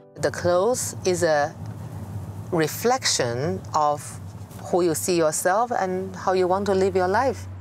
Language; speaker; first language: English; non-native, fluent; Chinese